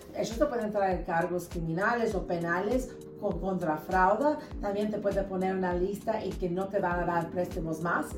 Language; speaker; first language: Spanish; early bilingual, heritage; Spanish